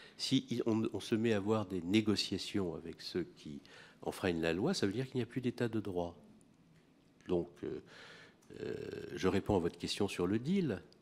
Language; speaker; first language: French; native; French